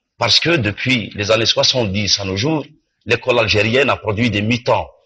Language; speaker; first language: French; non-native, local second language; Kabyle